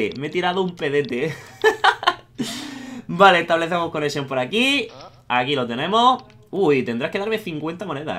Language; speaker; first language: Spanish; native; Spanish